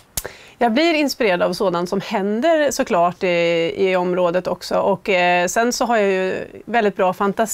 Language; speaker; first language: Swedish; native; Swedish